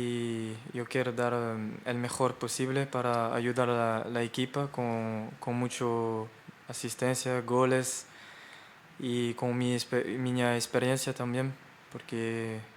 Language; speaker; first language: Spanish; non-native, fluent; French